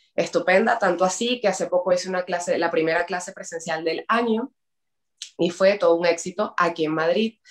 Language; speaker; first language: Spanish; native; Spanish